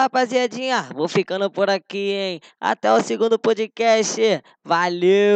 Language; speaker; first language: Portuguese; native; Portuguese